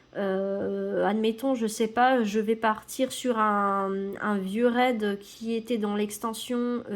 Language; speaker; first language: French; native; French